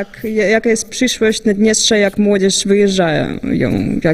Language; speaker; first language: Polish; non-native, fluent; Russian